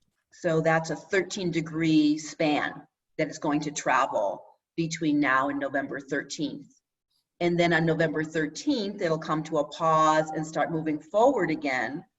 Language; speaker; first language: English; native; English